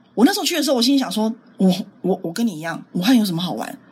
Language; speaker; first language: Chinese; native; Chinese